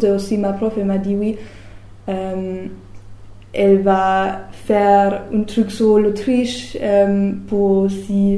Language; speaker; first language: French; non-native, learner; German